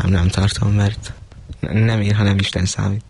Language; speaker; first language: Hungarian; native; Hungarian